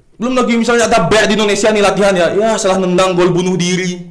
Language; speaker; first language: Indonesian; native; Indonesian